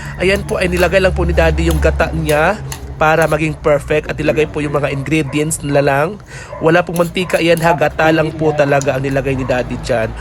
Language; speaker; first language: Filipino; non-native, local second language; Cebuano